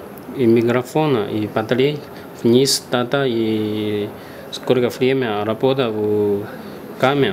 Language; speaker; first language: Russian; non-native, learner; Chinese